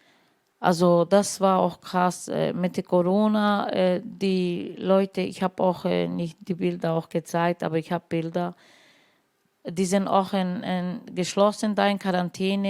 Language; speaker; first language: German; non-native, learner; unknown